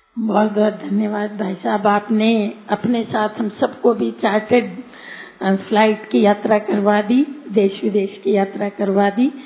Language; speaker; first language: Hindi; native; Hindi